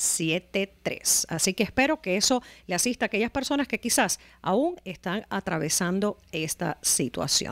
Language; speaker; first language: Spanish; native; Spanish